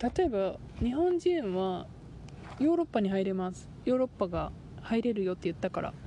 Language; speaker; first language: Japanese; native; Japanese